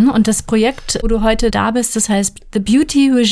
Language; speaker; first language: German; native; German